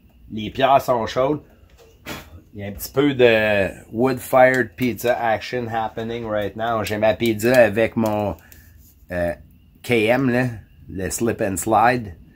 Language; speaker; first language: French; native; French